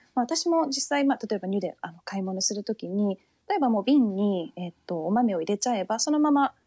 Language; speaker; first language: Japanese; early bilingual, heritage; Japanese